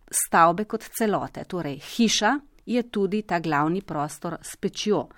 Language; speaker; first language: Slovenian; native; Slovenian